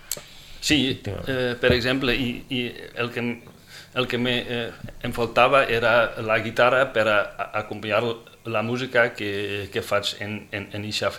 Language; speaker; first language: Catalan; non-native, fluent; Dutch